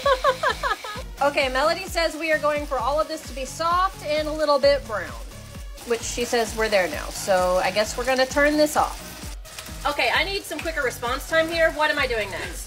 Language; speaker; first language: English; native; English